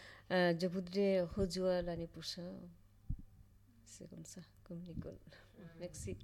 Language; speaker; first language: French; non-native, learner; Bangla